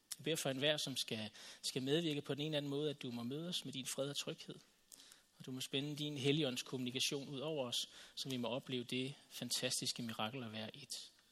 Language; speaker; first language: Danish; native; Danish